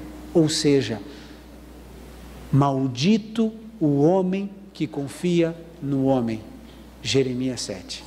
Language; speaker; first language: Portuguese; native; Portuguese